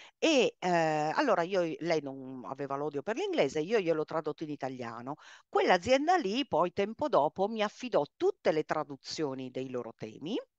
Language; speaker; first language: Italian; native; Italian